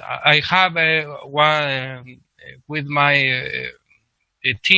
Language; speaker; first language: English; non-native, learner; Spanish